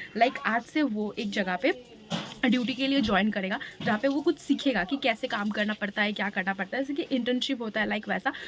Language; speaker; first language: Hindi; non-native, local second language; Bangla